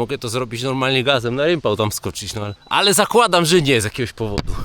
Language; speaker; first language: Polish; native; Polish